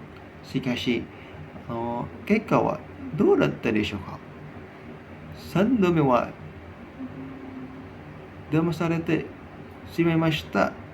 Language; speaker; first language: Japanese; non-native, learner; Indonesian